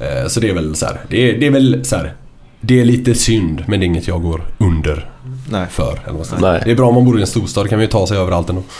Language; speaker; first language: Swedish; native; Swedish